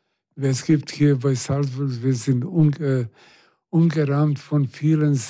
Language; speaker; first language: German; non-native, fluent; Serbian